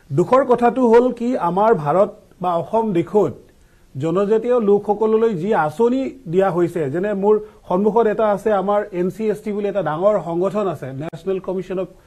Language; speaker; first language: Assamese; non-native, local second language; Mising